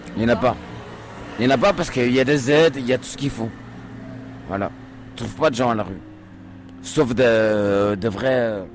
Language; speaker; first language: French; early bilingual, other home language; Portuguese